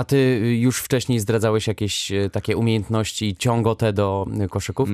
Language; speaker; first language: Polish; native; Polish